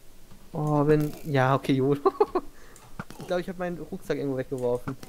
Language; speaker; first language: German; native; German